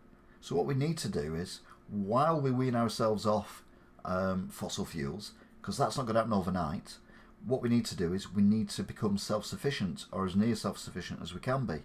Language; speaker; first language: English; native; English